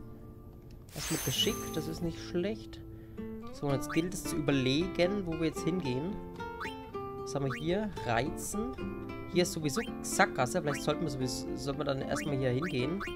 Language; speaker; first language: German; native; German